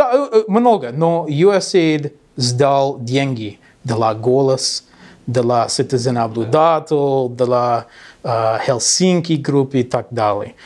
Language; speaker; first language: Russian; non-native, learner; English